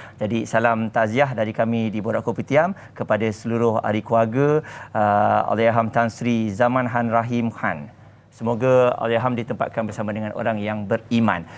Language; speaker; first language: Malay; native; Malay